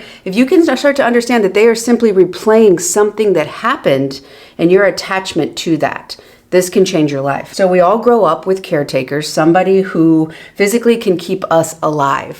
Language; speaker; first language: English; native; English